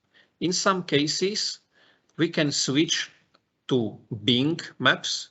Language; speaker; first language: English; non-native, fluent; Slovak